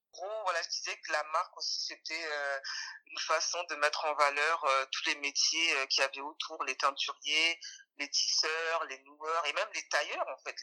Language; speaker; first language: French; native; French